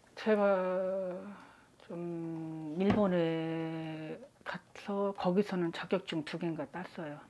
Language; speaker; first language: Korean; native; Korean